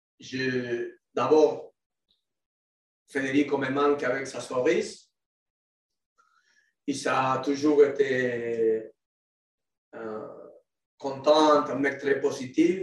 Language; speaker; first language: French; non-native, learner; Spanish